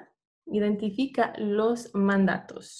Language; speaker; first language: Spanish; non-native, fluent; English